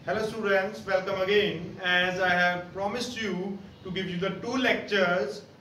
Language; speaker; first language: English; non-native, local second language; Punjabi